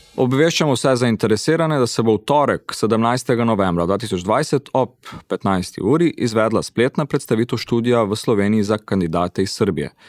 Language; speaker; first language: Slovenian; early bilingual, heritage; Slovenian